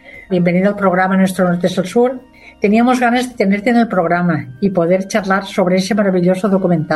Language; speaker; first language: Spanish; native; Spanish